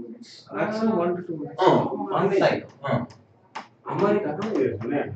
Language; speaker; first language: Japanese; non-native, learner; Tamil